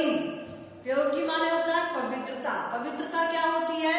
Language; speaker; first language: Hindi; native; Hindi